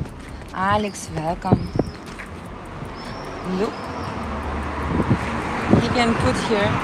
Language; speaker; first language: English; non-native, learner; Russian